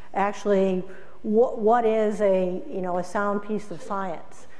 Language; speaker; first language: English; native; English